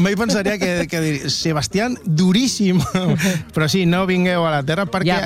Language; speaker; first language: Catalan; native; Catalan